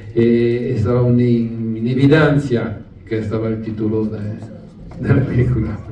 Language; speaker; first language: Spanish; non-native, learner; French